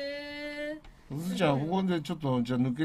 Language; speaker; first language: Japanese; native; Japanese